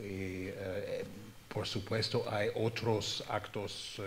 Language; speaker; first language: Spanish; non-native, fluent; German